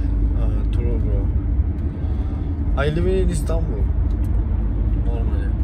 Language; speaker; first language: English; non-native, learner; Turkish